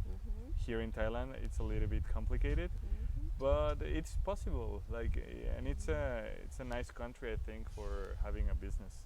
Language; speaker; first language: English; non-native, fluent; Spanish